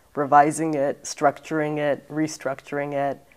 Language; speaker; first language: English; native; English